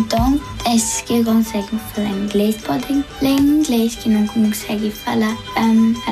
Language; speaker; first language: Portuguese; early bilingual, heritage; Portuguese